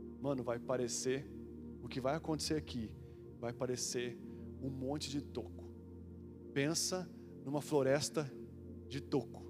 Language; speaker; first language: Portuguese; native; Portuguese